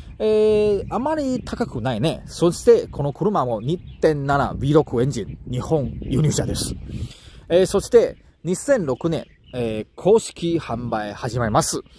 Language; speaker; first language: Japanese; non-native, learner; Chinese